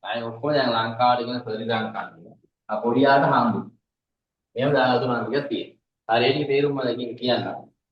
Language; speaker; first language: Sinhala; native; Sinhala